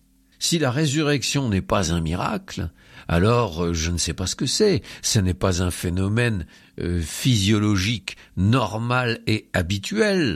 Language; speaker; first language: French; native; French